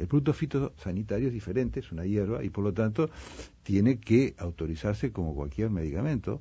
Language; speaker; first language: Spanish; native; Spanish